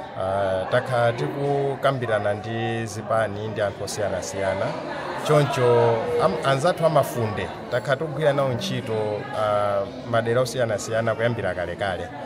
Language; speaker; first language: Nyanja; native; Nyanja